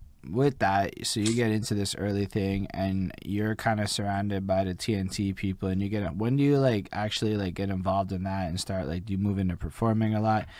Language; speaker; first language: English; native; English